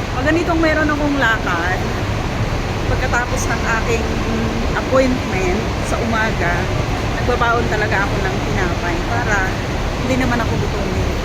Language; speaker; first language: Filipino; native; Filipino